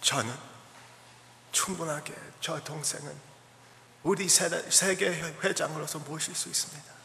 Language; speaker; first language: Korean; early bilingual, heritage; English